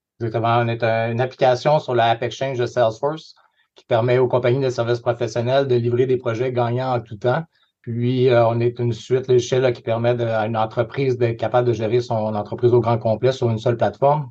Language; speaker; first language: French; native; French